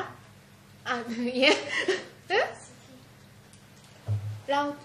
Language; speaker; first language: English; non-native, learner; Korean